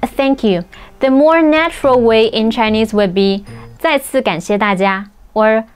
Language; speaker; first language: English; non-native, fluent; Chinese